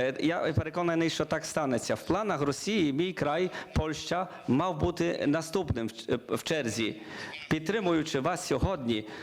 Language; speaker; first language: Ukrainian; non-native, learner; Polish